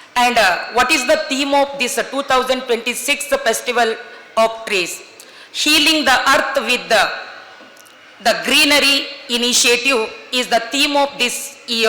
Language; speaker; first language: English; non-native, local second language; Kannada